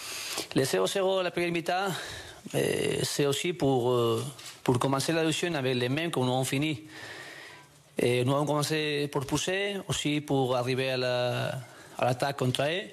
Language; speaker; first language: French; non-native, learner; Spanish